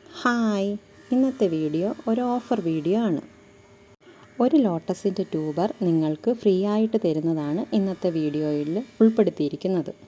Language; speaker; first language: Malayalam; native; Malayalam